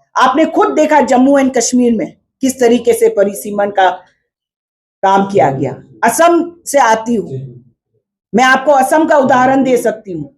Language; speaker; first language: Hindi; non-native, local second language; Khasi